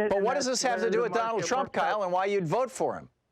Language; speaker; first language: English; native; English